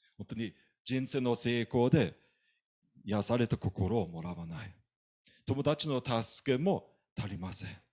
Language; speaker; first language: Japanese; non-native, fluent; German